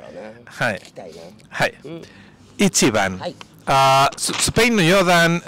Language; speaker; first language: Japanese; non-native, learner; Spanish